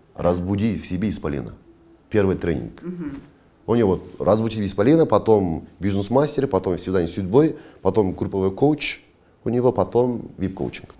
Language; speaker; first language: Russian; non-native, local second language; Kazakh